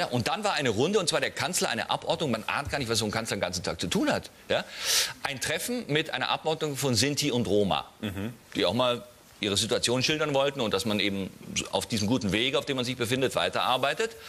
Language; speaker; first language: German; native; German